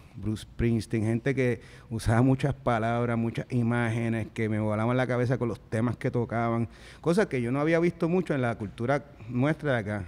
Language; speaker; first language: Spanish; native; Spanish